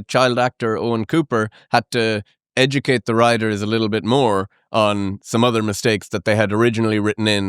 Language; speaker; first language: English; native; English